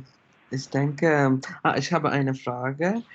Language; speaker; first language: German; non-native, learner; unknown